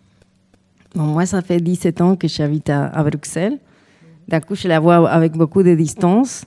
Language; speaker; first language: French; non-native, fluent; Spanish